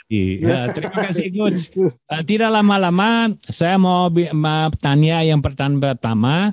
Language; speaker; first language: Indonesian; non-native, fluent; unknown